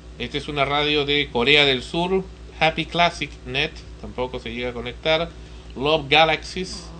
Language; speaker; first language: Spanish; native; Spanish